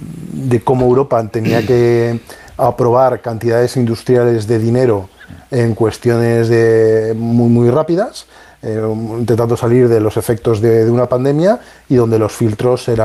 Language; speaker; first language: Spanish; native; Spanish